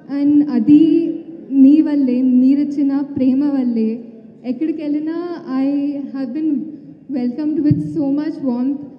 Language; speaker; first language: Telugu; non-native, fluent; Tulu